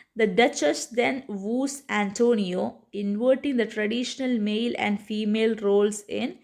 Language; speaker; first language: English; non-native, local second language; Malayalam